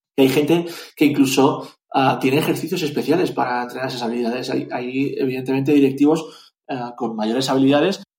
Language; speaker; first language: Spanish; native; Spanish